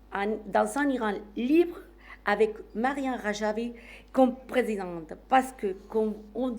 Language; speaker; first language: French; non-native, fluent; Spanish